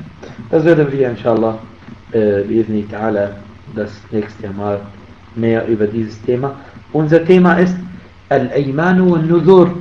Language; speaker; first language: German; non-native, fluent; Arabic